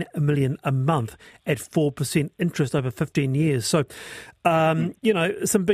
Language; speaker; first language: English; native; English